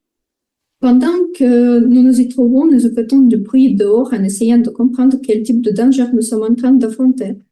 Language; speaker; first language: French; non-native, fluent; Ukrainian